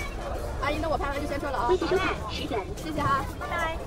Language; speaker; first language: Chinese; native; Chinese